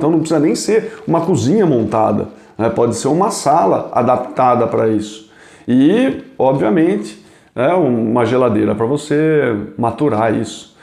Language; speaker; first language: Portuguese; native; Portuguese